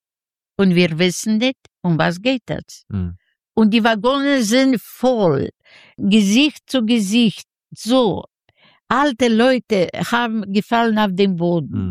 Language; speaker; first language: German; non-native, learner; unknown